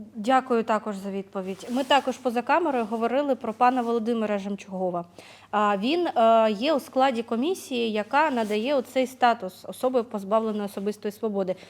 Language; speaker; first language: Ukrainian; native; Ukrainian